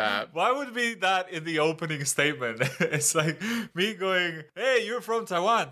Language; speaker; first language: English; non-native, fluent; Macedonian